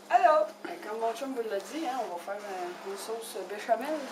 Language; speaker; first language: French; native; French